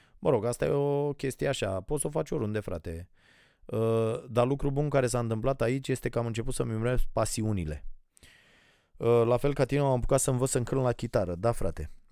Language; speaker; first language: Romanian; native; Romanian